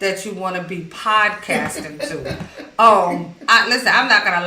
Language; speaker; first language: English; native; English